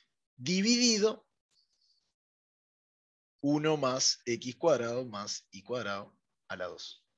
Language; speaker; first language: Spanish; native; Spanish